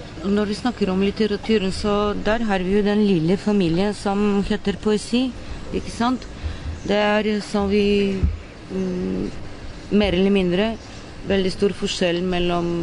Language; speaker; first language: Norwegian; non-native, fluent; Bulgarian